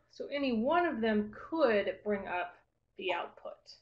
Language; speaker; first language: English; native; English